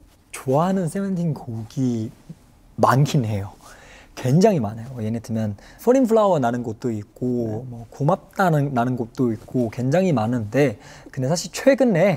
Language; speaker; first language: Korean; non-native, fluent; Chinese